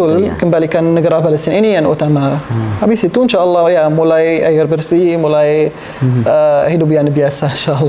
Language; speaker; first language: Indonesian; non-native, learner; Arabic